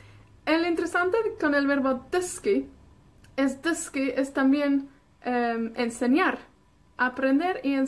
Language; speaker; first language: Spanish; non-native, fluent; Welsh